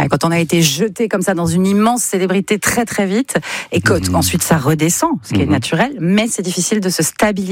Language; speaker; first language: French; native; French